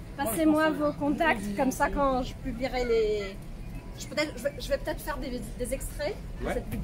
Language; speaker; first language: French; non-native, fluent; Portuguese